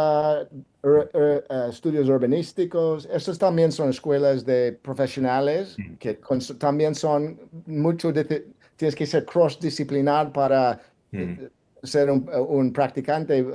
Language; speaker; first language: Spanish; non-native, fluent; English